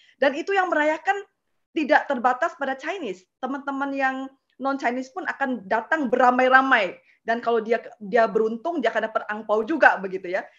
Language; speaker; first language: Indonesian; native; Indonesian